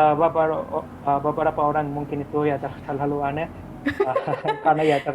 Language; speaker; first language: Indonesian; non-native, fluent; English